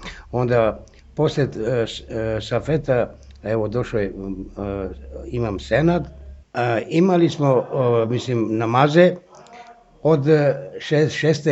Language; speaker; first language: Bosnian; non-native, local second language; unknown